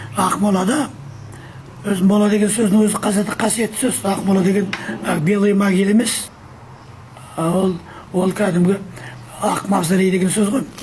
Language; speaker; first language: Kazakh; native; Kazakh